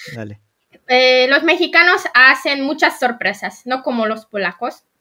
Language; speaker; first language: Spanish; non-native, fluent; Polish